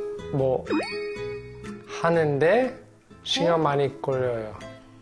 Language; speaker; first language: Korean; non-native, learner; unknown